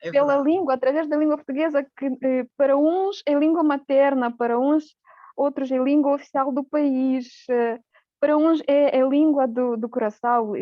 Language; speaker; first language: Portuguese; non-native, fluent; Romanian